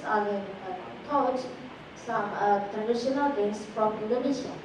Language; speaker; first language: English; non-native, fluent; Indonesian